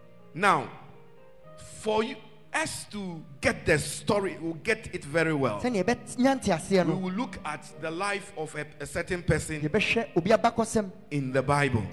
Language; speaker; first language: English; non-native, local second language; Akan